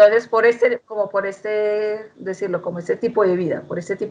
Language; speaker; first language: Spanish; native; Spanish